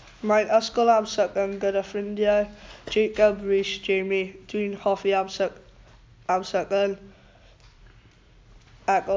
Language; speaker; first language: Welsh; non-native, learner; English